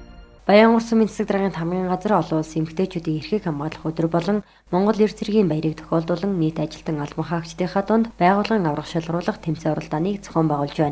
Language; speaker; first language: Mongolian; native; Mongolian